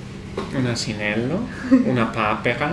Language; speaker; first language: Italian; non-native, learner; German